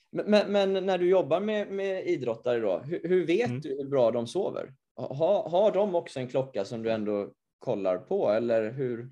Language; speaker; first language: Swedish; native; Swedish